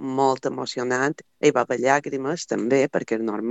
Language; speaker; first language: Catalan; native; Catalan